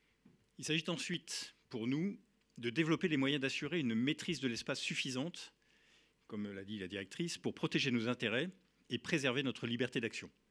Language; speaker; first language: French; native; French